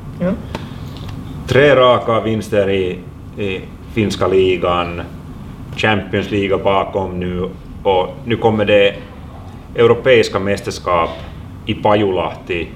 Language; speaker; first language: Swedish; non-native, local second language; Finnish